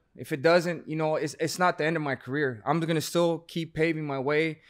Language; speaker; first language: English; native; English